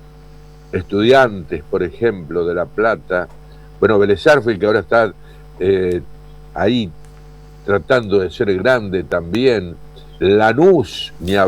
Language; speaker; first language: Spanish; native; Spanish